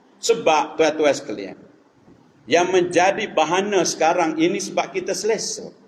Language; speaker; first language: Malay; native; Malay